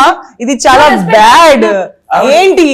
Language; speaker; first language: Telugu; non-native, learner; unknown